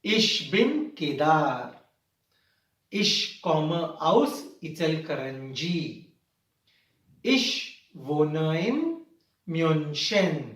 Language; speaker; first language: German; non-native, fluent; Marathi